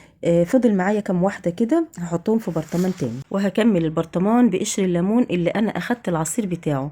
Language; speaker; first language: Arabic; native; Arabic